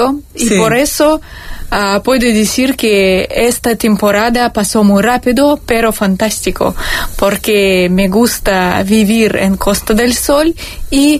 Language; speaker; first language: Spanish; non-native, learner; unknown